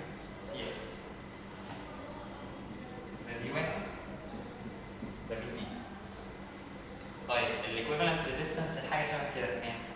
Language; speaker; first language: Arabic; native; Arabic